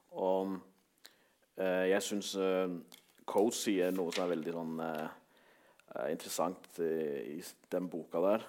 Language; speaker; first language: Norwegian; early bilingual, other home language; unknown